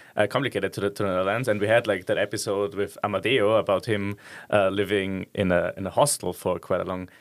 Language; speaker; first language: English; non-native, fluent; German